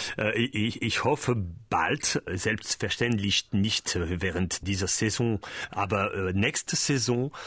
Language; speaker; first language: German; non-native, learner; French